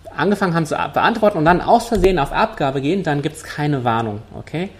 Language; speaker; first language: German; non-native, fluent; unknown